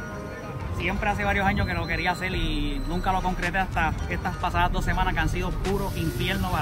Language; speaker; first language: Spanish; native; Spanish